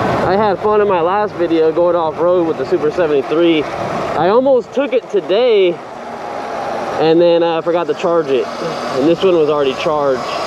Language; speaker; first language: English; native; English